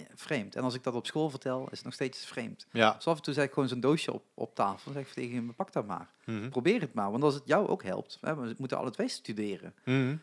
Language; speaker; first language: Dutch; native; Dutch